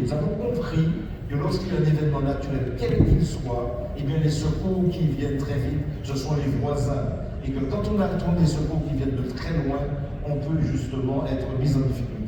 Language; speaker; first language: French; native; French